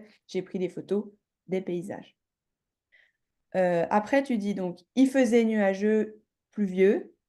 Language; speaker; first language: French; native; French